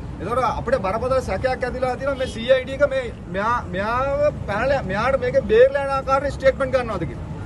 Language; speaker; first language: Sinhala; native; Sinhala